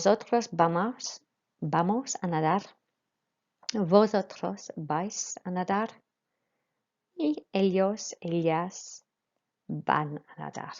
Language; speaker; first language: Spanish; non-native, fluent; English